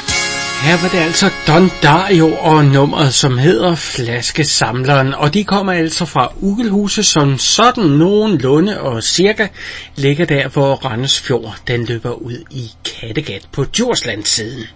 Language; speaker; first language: Danish; native; Danish